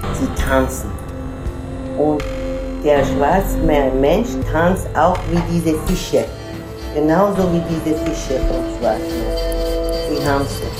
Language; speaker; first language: German; non-native, fluent; Turkish